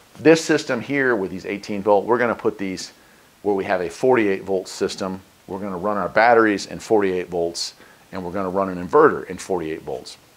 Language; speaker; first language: English; native; English